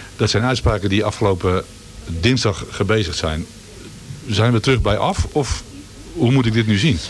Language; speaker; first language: Dutch; native; Dutch